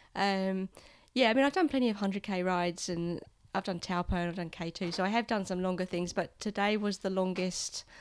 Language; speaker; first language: English; native; English